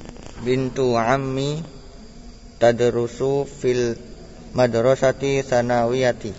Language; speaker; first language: Arabic; non-native, learner; Indonesian